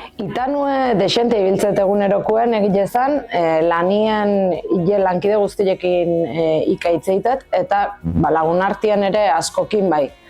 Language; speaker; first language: Basque; native; Basque